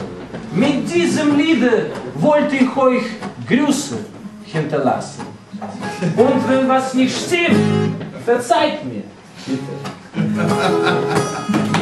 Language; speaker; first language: German; non-native, fluent; Russian